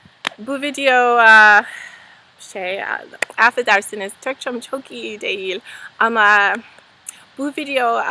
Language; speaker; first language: Turkish; non-native, learner; English